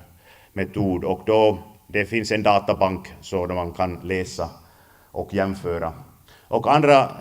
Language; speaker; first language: Swedish; non-native, fluent; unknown